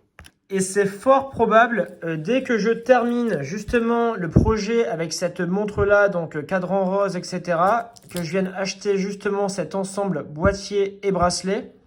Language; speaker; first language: French; native; French